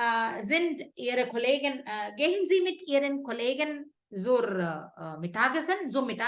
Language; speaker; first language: German; non-native, fluent; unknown